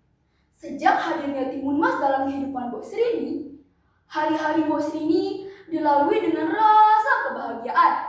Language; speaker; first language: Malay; non-native, local second language; Balinese